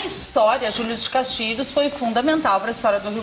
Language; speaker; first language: Portuguese; native; Portuguese